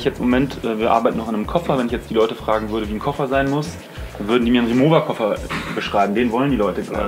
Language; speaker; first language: German; native; German